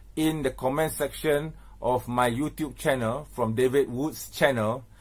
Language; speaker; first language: English; non-native, local second language; Malay